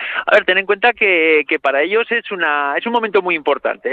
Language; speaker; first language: Spanish; native; Spanish